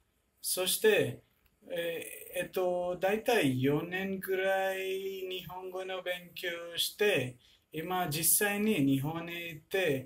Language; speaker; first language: Japanese; non-native, learner; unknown